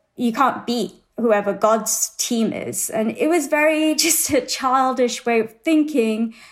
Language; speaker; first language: English; native; English